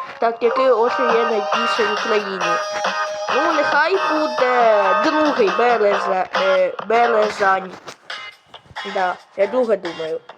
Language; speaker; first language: Ukrainian; non-native, local second language; Russian